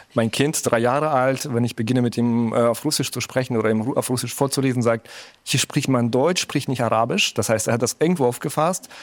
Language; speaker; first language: German; early bilingual, other home language; Russian